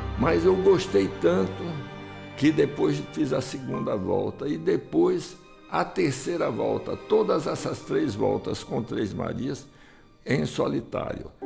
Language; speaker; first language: Portuguese; early bilingual, other home language; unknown